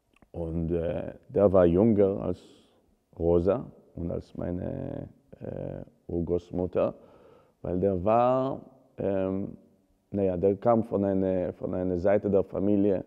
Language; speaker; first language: German; non-native, fluent; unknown